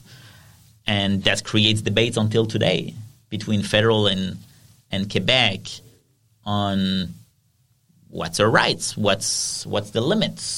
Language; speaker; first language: English; non-native, fluent; French